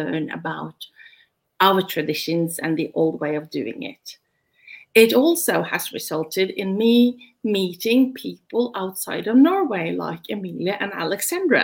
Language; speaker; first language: English; non-native, fluent; Norwegian